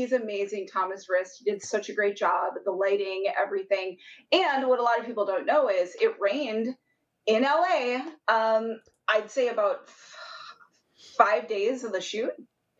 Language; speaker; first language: English; native; English